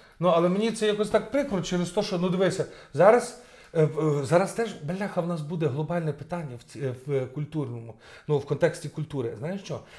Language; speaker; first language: Ukrainian; native; Ukrainian